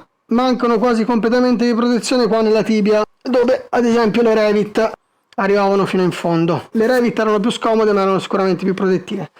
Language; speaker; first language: Italian; native; Italian